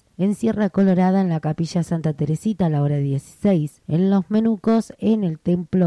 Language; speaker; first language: Spanish; native; Spanish